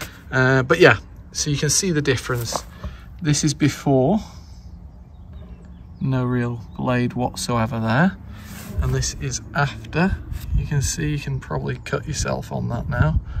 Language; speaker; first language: English; native; English